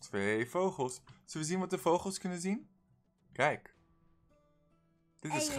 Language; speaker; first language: Dutch; non-native, fluent; English